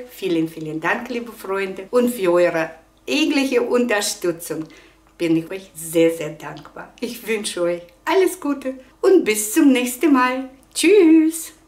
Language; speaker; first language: German; non-native, fluent; Russian